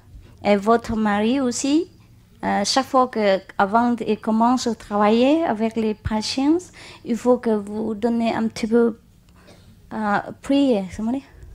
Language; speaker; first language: French; non-native, learner; Vietnamese